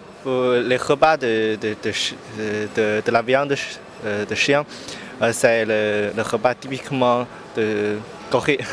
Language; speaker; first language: French; non-native, learner; Chinese